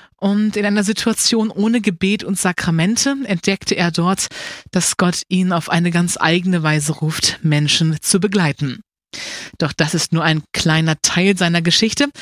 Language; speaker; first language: German; native; German